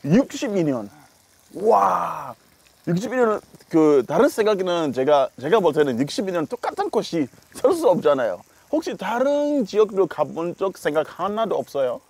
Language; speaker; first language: Korean; non-native, learner; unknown